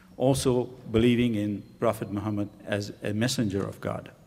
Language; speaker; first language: English; non-native, local second language; Urdu